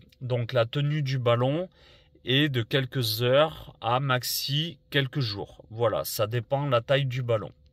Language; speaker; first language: French; native; French